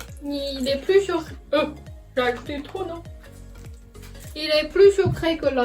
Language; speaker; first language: French; non-native, learner; Chinese